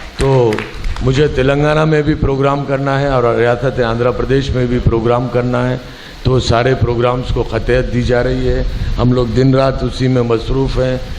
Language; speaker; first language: Urdu; native; Urdu